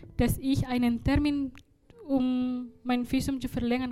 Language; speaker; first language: German; non-native, learner; Indonesian